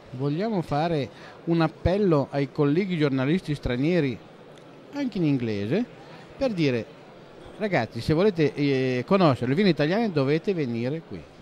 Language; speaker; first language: Italian; native; Italian